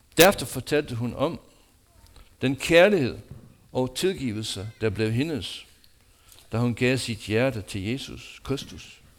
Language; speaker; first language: Danish; non-native, fluent; English